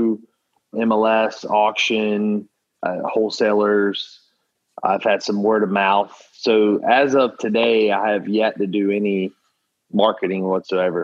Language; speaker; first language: English; native; English